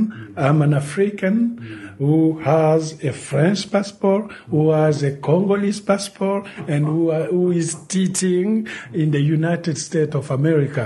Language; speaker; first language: English; non-native, fluent; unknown